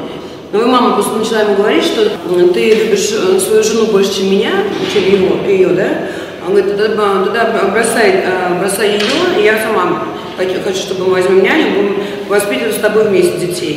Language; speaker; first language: Russian; native; Russian